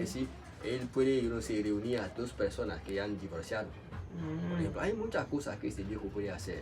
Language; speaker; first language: Spanish; non-native, learner; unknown